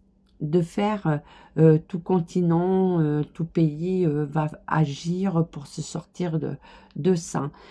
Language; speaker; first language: French; native; French